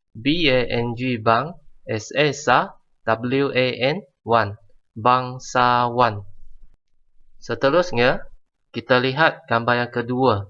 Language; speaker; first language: Malay; non-native, local second language; Chinese